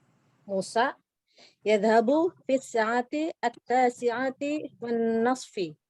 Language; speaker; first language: Arabic; non-native, learner; Indonesian